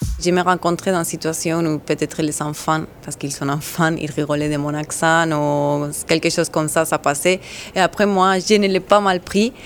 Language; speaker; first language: French; non-native, learner; Spanish